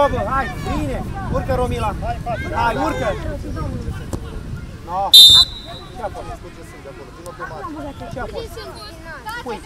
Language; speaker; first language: Romanian; native; Romanian